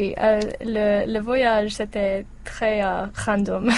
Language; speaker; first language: French; non-native, learner; English